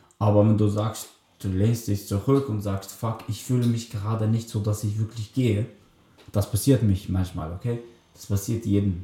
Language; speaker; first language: German; early bilingual, other home language; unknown